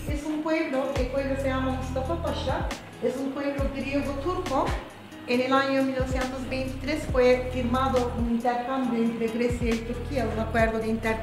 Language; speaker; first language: Spanish; non-native, fluent; Turkish